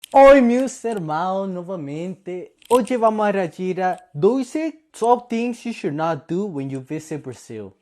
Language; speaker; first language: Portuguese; non-native, learner; Spanish